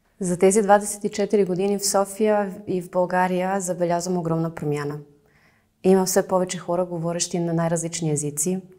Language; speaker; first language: Bulgarian; early bilingual, heritage; Bulgarian